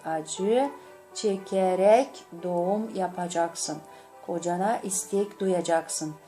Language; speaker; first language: Turkish; non-native, learner; Gagauz